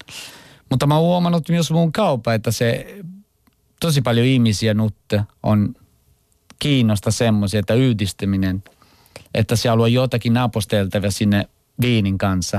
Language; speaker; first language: Finnish; non-native, local second language; Italian